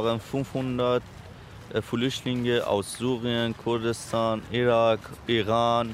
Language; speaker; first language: German; non-native, learner; Azerbaijani